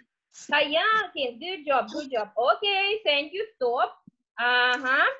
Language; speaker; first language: English; non-native, fluent; Russian